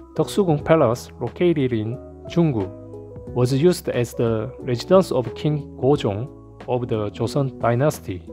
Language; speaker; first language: English; non-native, learner; Korean